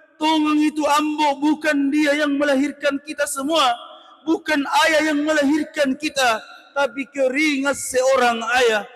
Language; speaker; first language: Malay; non-native, local second language; Buginese